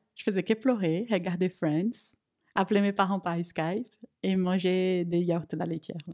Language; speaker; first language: French; non-native, fluent; Portuguese